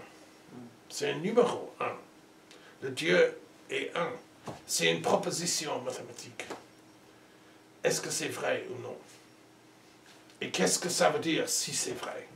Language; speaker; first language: French; non-native, learner; English